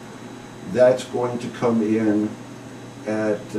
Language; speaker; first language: English; native; English